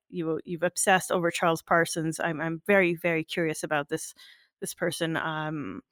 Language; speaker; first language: English; native; English